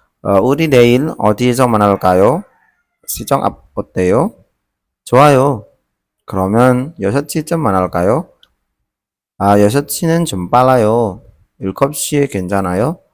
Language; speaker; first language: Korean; non-native, learner; Indonesian